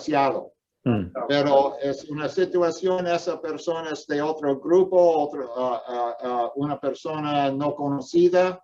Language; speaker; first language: Spanish; non-native, fluent; English